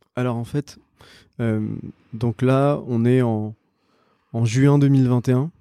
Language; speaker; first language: French; native; French